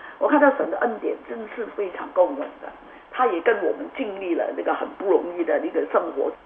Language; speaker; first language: Chinese; non-native, local second language; Cantonese